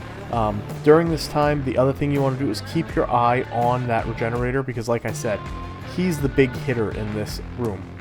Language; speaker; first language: English; native; English